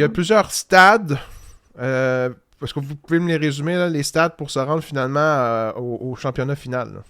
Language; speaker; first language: French; native; French